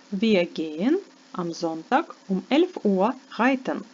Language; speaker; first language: German; non-native, fluent; Ukrainian